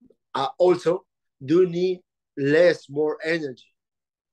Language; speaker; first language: English; non-native, learner; Spanish